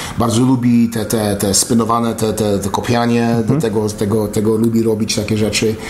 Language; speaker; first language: Polish; native; Polish